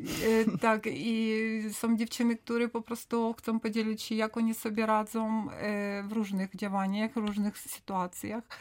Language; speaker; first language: Polish; non-native, learner; Ukrainian